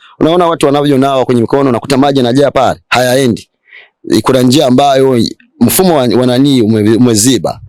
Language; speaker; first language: Swahili; non-native, local second language; Rundi